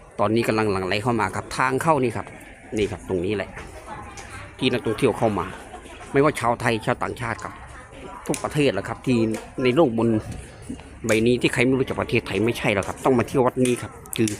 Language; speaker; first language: Thai; native; Thai